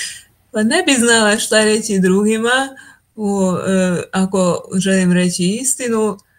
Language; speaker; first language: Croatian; non-native, local second language; Hungarian